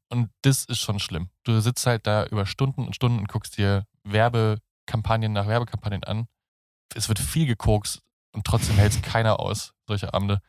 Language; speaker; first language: German; native; German